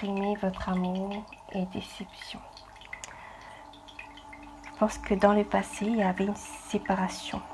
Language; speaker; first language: French; non-native, fluent; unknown